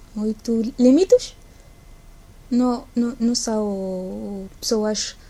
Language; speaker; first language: Portuguese; non-native, learner; Arabic